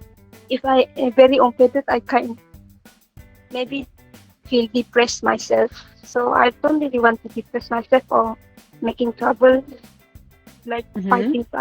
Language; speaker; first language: English; non-native, learner; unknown